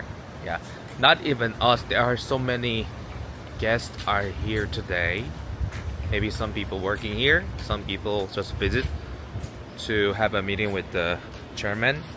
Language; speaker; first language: English; non-native, learner; Korean